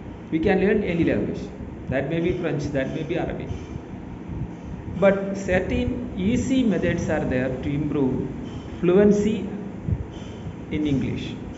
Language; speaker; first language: English; non-native, local second language; Malayalam